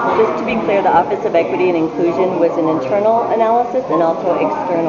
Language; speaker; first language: English; native; English